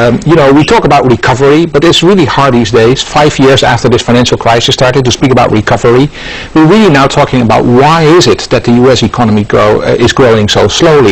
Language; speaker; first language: English; non-native, fluent; Dutch